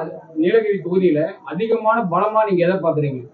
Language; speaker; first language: Tamil; native; Tamil